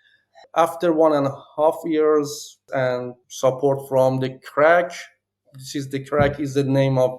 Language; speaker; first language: English; non-native, learner; Persian